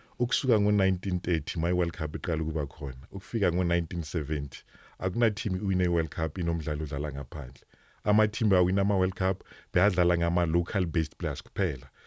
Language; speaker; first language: Zulu; non-native, local second language; Northern Sotho